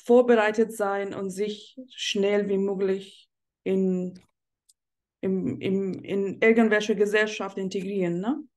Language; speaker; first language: German; non-native, fluent; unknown